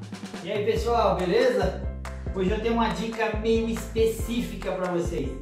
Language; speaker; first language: Portuguese; native; Portuguese